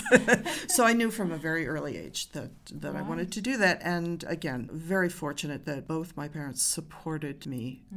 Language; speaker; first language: English; native; English